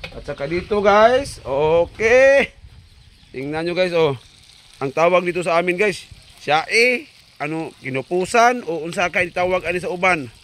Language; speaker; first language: Filipino; non-native, local second language; Cebuano